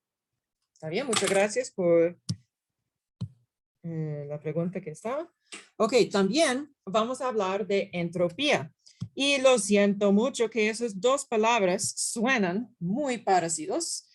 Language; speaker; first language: Spanish; non-native, fluent; English